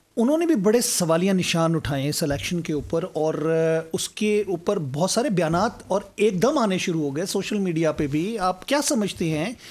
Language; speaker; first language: Urdu; native; Urdu